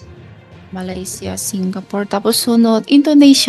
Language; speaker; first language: Filipino; non-native, learner; Chinese